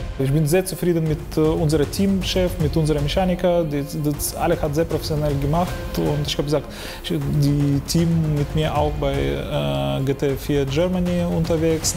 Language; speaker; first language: German; non-native, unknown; Ukrainian